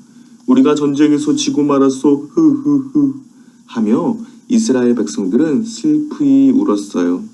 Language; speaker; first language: Korean; native; Korean